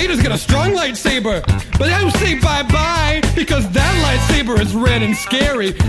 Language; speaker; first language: English; native; English